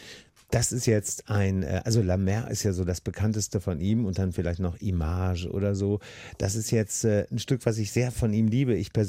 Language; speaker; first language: German; native; German